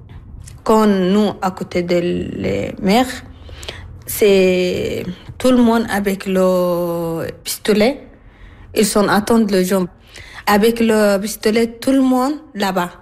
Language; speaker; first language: French; non-native, learner; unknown